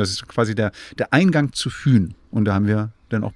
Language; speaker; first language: German; native; German